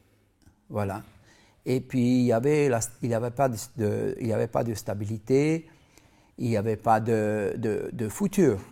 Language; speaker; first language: French; non-native, fluent; Macedonian